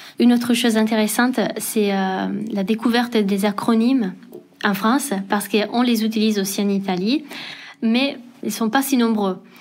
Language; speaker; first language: French; non-native, fluent; Italian